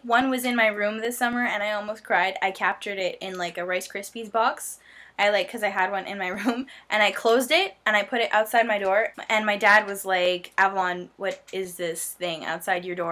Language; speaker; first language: English; native; English